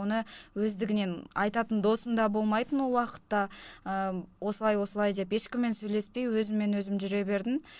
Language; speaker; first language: Kazakh; non-native, local second language; Russian